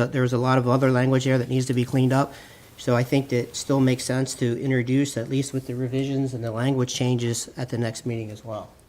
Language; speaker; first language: English; native; English